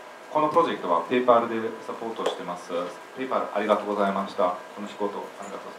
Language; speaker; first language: Japanese; non-native, fluent; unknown